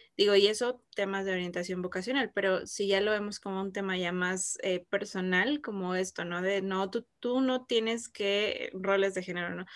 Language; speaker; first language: Spanish; native; Spanish